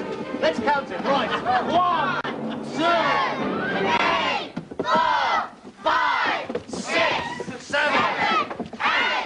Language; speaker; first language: English; native; English